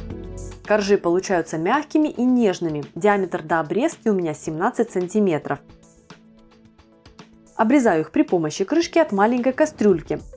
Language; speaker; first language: Russian; native; Russian